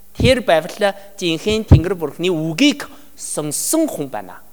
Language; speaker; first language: Mongolian; non-native, learner; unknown